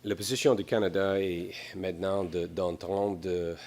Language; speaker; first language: French; non-native, local second language; English